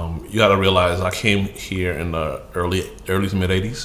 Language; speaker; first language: English; early bilingual, other home language; Yoruba